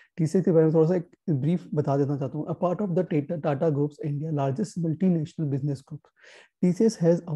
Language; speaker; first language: Hindi; native; Hindi